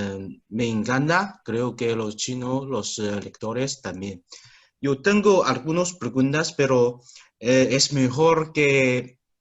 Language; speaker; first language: Spanish; non-native, fluent; Chinese